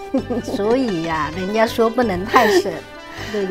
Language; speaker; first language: Chinese; non-native, local second language; Vietnamese